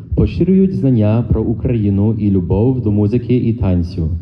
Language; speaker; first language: Ukrainian; early bilingual, other home language; English